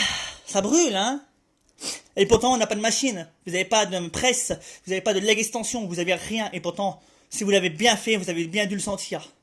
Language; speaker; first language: French; native; French